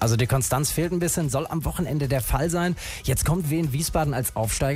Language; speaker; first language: German; native; German